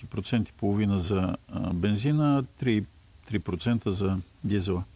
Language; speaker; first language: Bulgarian; native; Bulgarian